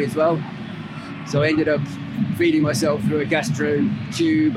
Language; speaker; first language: English; native; English